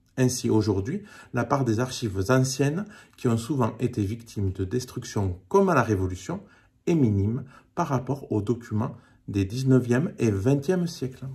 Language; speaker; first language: French; native; French